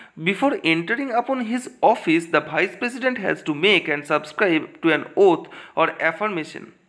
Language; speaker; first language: English; non-native, local second language; Bangla